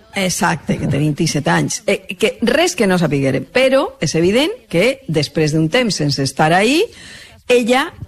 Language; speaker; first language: Catalan; native; Catalan